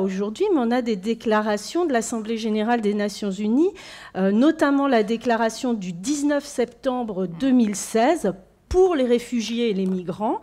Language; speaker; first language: French; native; French